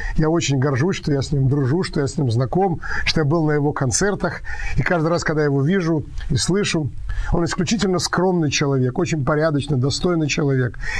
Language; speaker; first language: Russian; native; Russian